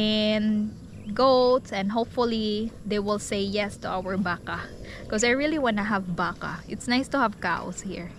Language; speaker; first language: English; non-native, local second language; Cebuano